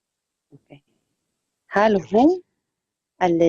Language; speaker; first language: Arabic; non-native, learner; Tigrinya